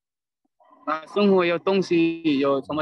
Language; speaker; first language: Chinese; non-native, learner; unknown